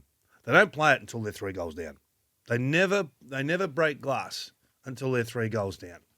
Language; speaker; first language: English; native; English